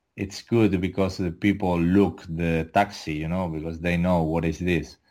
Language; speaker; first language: English; non-native, fluent; Spanish